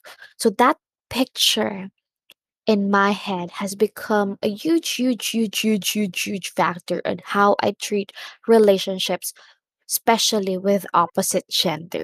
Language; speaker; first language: English; non-native, local second language; Filipino